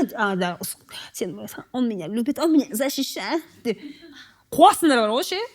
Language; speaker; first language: Russian; non-native, local second language; Kazakh